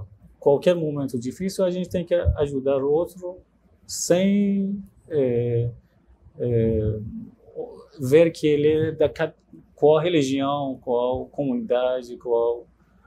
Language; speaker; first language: Portuguese; non-native, learner; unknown